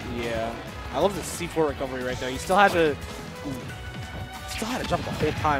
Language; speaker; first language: English; native; English